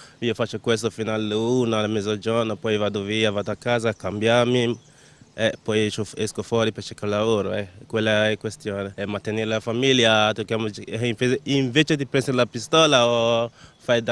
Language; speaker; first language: Italian; non-native, learner; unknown